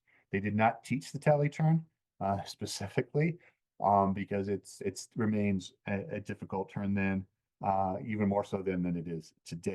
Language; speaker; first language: English; native; English